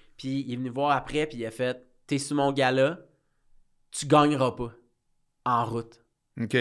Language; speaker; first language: French; native; French